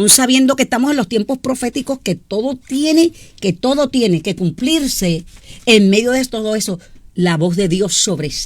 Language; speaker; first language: Spanish; native; Spanish